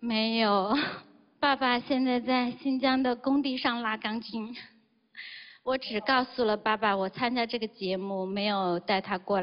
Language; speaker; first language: Chinese; native; Chinese